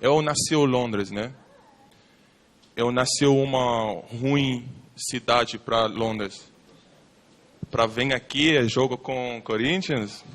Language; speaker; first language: Portuguese; non-native, learner; English